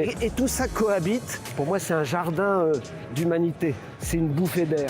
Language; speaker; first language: French; native; French